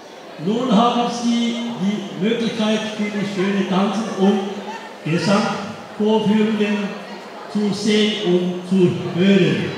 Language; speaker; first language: German; non-native, fluent; Tibetan